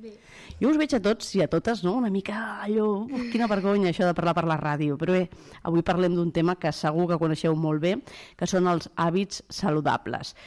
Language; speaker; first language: Catalan; native; Catalan